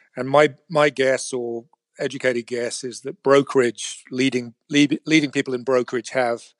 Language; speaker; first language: English; native; English